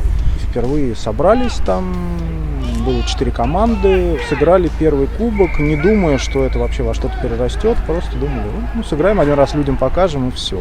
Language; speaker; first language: Russian; native; Russian